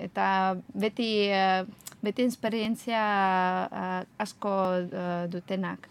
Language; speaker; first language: Basque; non-native, learner; Ukrainian